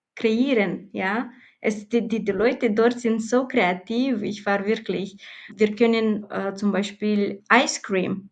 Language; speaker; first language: German; non-native, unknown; Romanian